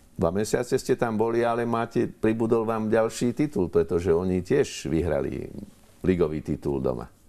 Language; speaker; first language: Slovak; native; Slovak